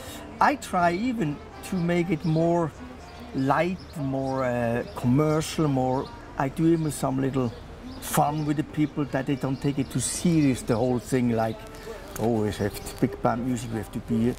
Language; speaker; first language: English; non-native, fluent; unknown